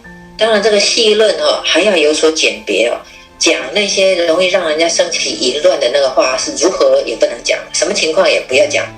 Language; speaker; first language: Chinese; native; Chinese